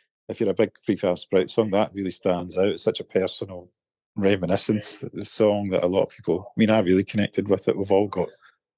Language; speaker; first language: English; native; English